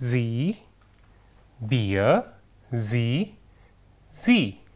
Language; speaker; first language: German; non-native, fluent; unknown